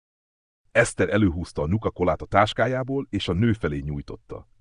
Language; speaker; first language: Hungarian; native; Hungarian